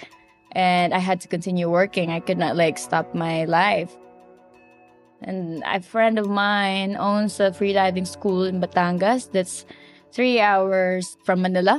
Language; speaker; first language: English; non-native, local second language; Cebuano